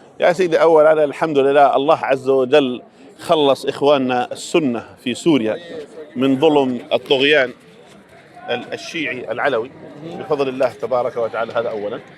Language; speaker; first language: Arabic; native; Arabic